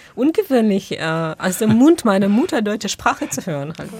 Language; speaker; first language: German; non-native, fluent; Ukrainian